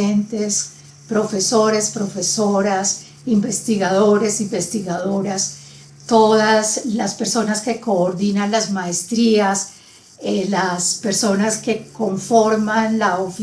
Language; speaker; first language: Spanish; native; Spanish